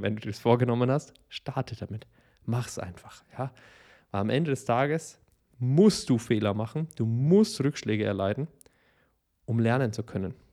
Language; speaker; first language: German; native; German